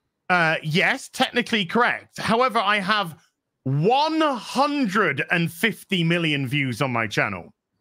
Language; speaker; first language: English; native; English